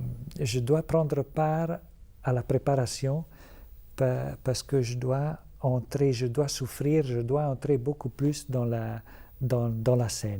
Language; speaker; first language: French; non-native, fluent; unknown